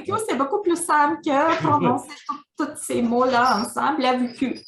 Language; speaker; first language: French; non-native, fluent; Ukrainian